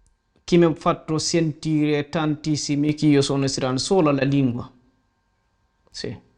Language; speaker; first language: Italian; non-native, learner; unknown